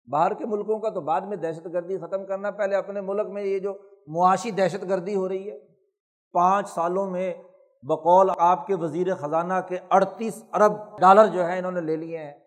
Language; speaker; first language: Urdu; non-native, local second language; Punjabi